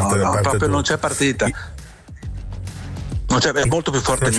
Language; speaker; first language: Italian; native; Italian